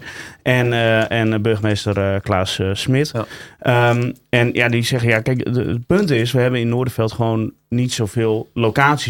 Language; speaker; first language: Dutch; native; Dutch